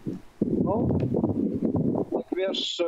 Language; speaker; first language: Polish; non-native, fluent; Ukrainian